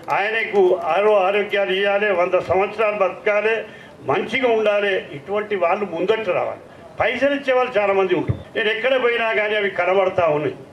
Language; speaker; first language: Telugu; native; Telugu